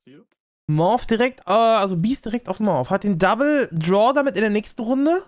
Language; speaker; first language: German; native; German